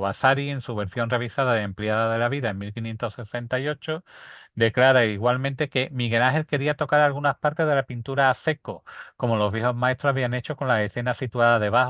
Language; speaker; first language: Spanish; native; Spanish